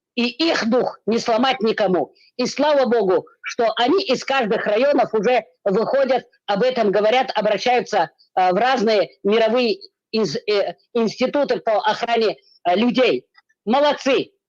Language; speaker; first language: Russian; non-native, local second language; Tajik